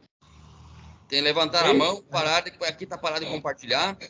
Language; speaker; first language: Portuguese; native; Portuguese